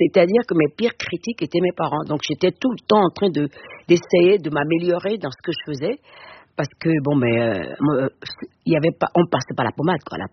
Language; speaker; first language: French; non-native, local second language; Fon